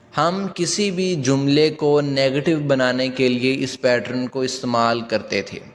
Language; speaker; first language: Urdu; non-native, local second language; Punjabi